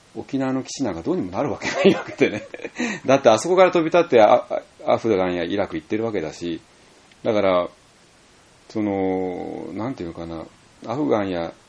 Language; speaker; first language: Japanese; native; Japanese